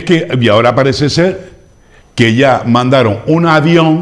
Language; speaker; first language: Spanish; native; Spanish